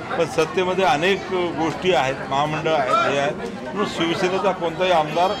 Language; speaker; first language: Marathi; native; Marathi